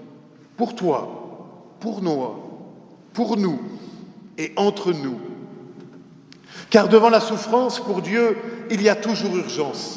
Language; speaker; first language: French; native; French